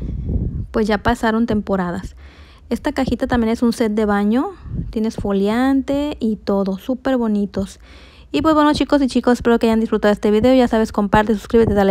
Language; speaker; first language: Spanish; native; Spanish